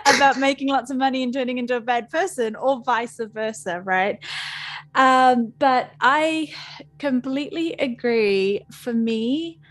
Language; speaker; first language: English; native; English